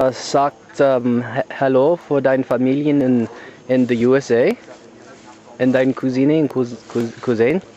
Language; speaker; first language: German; non-native, learner; English